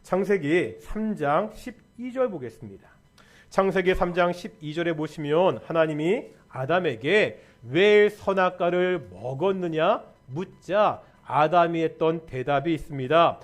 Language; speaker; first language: Korean; native; Korean